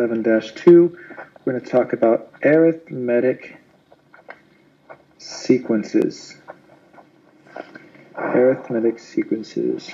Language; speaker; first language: English; native; English